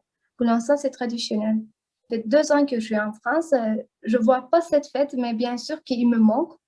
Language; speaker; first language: French; non-native, learner; Azerbaijani